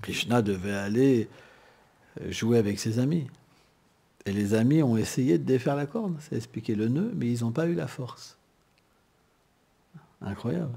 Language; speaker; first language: French; native; French